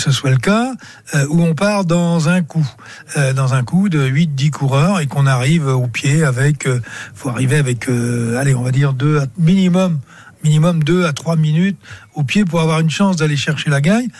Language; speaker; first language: French; native; French